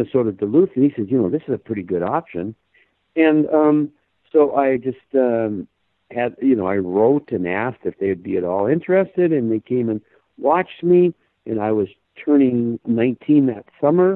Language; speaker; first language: English; native; English